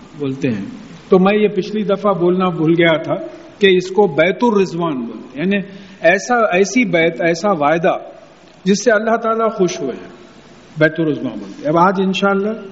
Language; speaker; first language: Urdu; native; Urdu